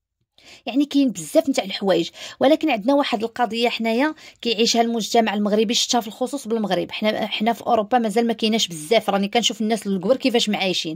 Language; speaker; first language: Arabic; native; Arabic